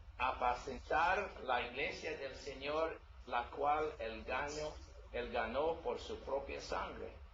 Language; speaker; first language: Spanish; non-native, learner; English